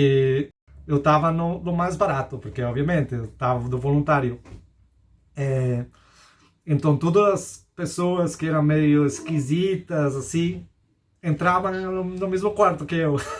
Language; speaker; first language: Portuguese; non-native, fluent; Spanish